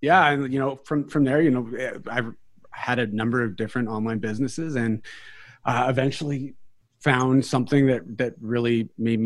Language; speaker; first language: English; native; English